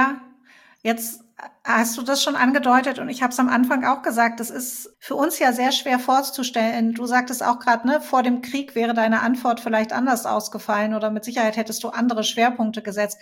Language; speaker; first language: German; native; German